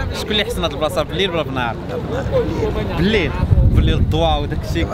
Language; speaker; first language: Arabic; native; Arabic